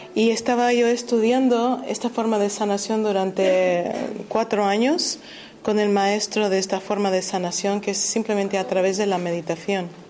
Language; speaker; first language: Spanish; early bilingual, heritage; Spanish